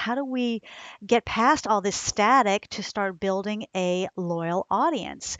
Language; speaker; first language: English; native; English